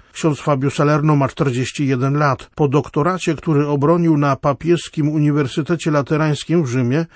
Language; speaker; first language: Polish; native; Polish